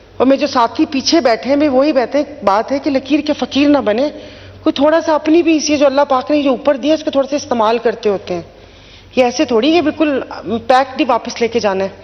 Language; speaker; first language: Urdu; non-native, local second language; Sindhi